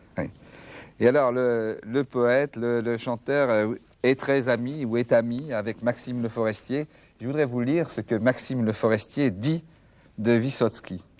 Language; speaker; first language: French; native; French